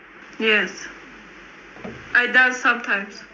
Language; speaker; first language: English; non-native, fluent; Persian